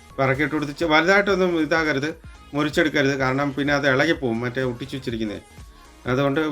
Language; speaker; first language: Malayalam; native; Malayalam